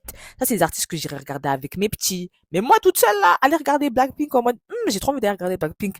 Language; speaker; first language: French; native; French